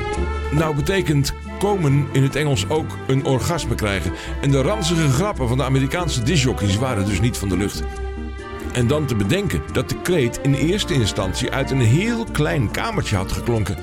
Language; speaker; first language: Dutch; native; Dutch